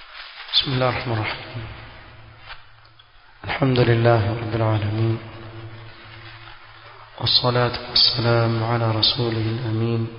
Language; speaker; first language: Arabic; non-native, fluent; Swahili